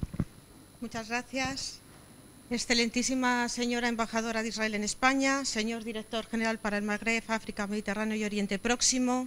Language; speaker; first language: Spanish; native; Spanish